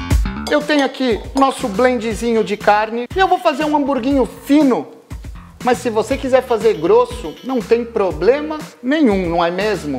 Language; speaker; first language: Portuguese; native; Portuguese